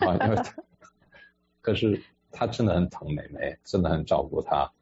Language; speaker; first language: Chinese; non-native, fluent; English